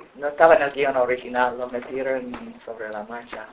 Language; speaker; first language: Spanish; native; Spanish